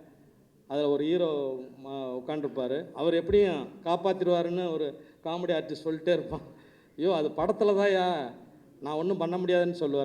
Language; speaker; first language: Tamil; native; Tamil